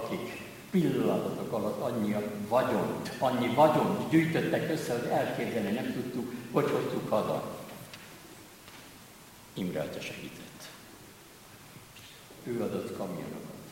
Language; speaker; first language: Hungarian; native; Hungarian